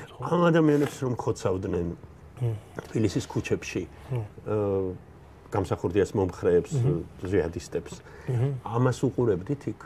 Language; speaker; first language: Georgian; native; Georgian